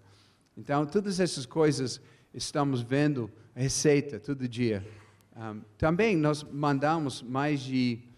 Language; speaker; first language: Portuguese; non-native, fluent; English